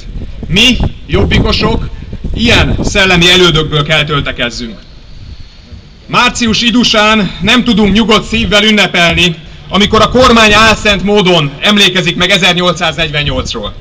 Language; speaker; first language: Hungarian; native; Hungarian